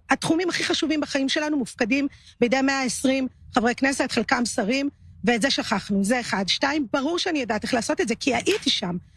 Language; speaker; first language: Hebrew; native; Hebrew